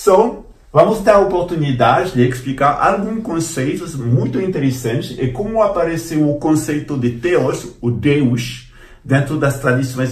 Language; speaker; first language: Portuguese; non-native, fluent; French